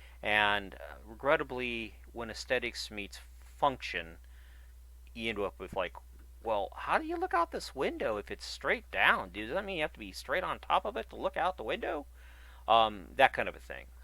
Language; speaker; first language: English; native; English